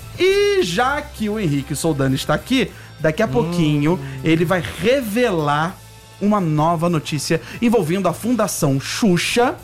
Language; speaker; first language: Portuguese; native; Portuguese